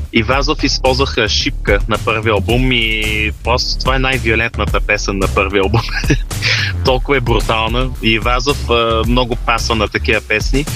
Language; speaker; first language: Bulgarian; early bilingual, heritage; Bulgarian